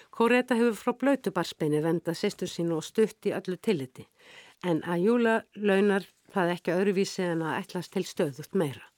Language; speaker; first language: Icelandic; native; Icelandic